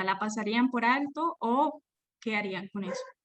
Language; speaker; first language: Spanish; native; Spanish